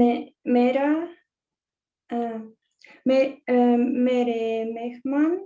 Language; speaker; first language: Hindi; non-native, learner; Russian